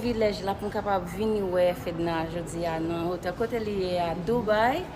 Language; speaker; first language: French; non-native, learner; Haitian Creole